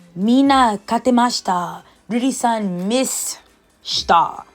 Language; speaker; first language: Japanese; non-native, learner; English